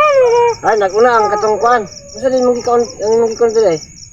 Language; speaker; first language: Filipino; non-native, local second language; Cebuano